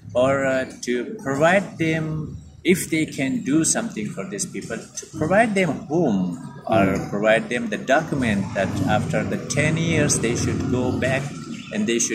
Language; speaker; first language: English; non-native, fluent; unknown